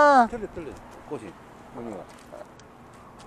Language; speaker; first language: Korean; native; Korean